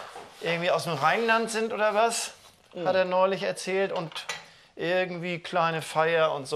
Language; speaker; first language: German; native; German